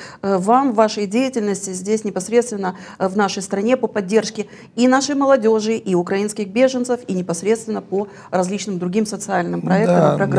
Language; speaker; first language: Russian; native; Russian